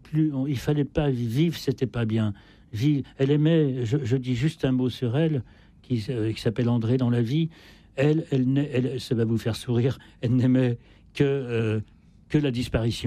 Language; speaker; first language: French; native; French